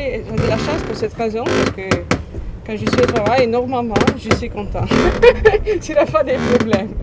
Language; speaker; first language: French; non-native, learner; Italian